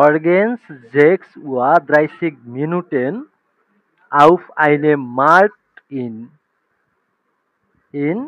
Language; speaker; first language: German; non-native, fluent; Bangla